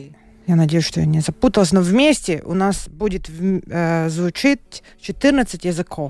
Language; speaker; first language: Russian; non-native, local second language; Latvian